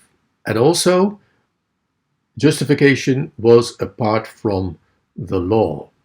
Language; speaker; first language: English; non-native, fluent; Dutch